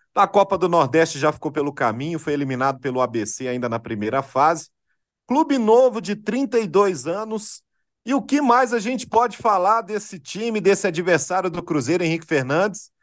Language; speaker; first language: Portuguese; native; Portuguese